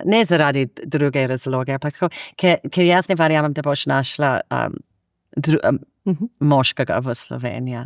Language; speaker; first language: Slovenian; non-native, fluent; English